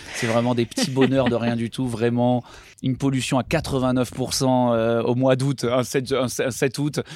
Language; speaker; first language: French; native; French